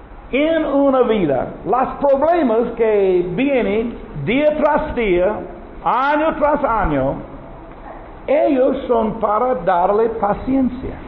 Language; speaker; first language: Spanish; non-native, learner; English